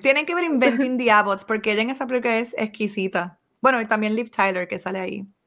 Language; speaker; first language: Spanish; native; Spanish